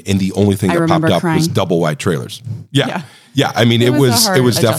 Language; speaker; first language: English; native; English